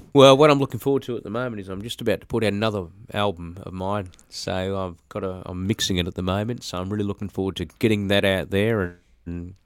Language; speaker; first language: English; native; English